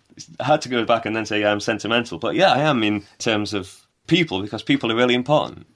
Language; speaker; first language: English; native; English